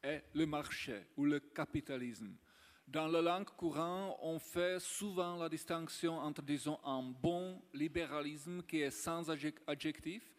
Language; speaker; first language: French; non-native, fluent; Czech